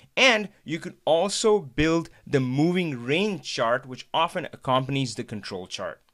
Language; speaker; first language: English; non-native, local second language; Hindi